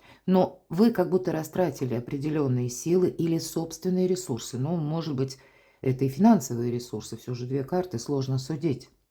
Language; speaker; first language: Russian; native; Russian